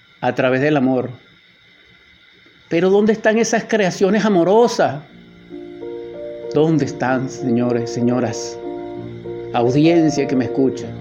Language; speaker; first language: Spanish; native; Spanish